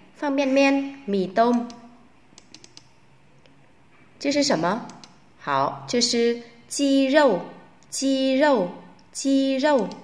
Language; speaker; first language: Chinese; non-native, fluent; Vietnamese